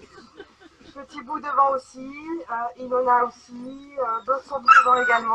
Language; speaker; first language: French; native; French